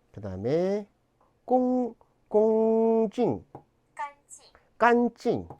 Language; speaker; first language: Chinese; non-native, learner; Korean